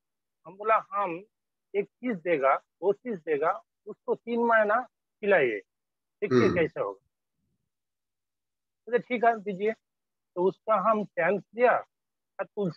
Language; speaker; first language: Hindi; non-native, local second language; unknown